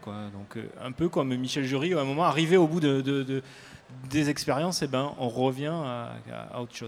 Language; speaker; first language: French; native; French